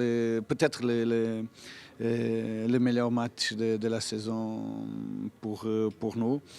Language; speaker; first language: French; non-native, fluent; Portuguese